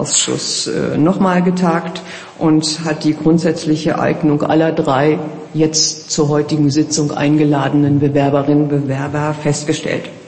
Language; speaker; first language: German; native; German